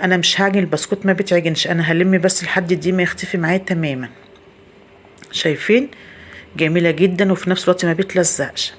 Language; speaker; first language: Arabic; native; Arabic